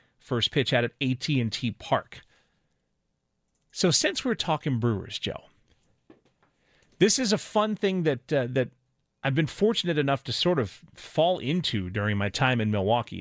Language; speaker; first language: English; native; English